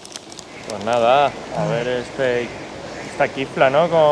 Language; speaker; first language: Spanish; native; Spanish